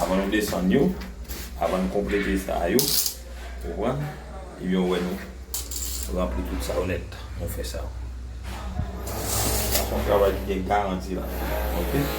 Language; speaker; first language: French; non-native, local second language; Haitian Creole